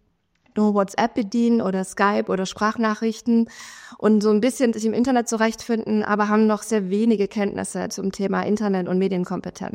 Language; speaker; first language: German; native; German